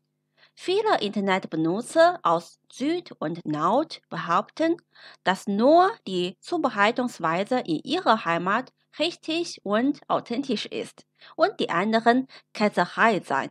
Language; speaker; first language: German; non-native, fluent; Chinese